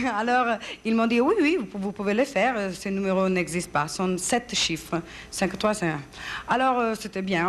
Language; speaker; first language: French; non-native, fluent; Italian